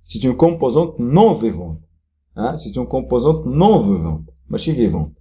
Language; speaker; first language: French; non-native, local second language; Arabic